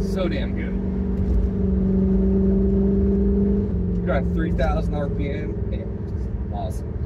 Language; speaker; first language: English; native; English